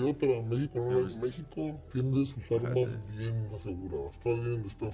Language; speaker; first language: Spanish; native; Spanish